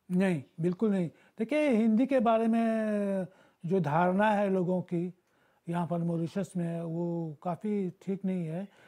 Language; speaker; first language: Hindi; early bilingual, heritage; Bhojpuri